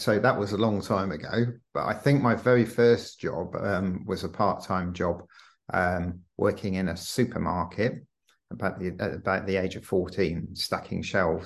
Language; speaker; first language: English; native; English